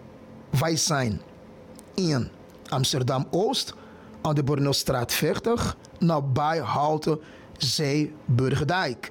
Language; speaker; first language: Dutch; non-native, fluent; Portuguese